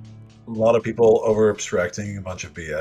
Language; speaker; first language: English; native; English